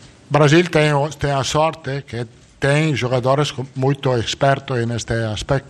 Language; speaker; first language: Portuguese; non-native, fluent; Italian